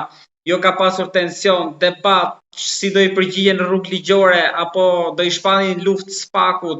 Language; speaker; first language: Albanian; native; Albanian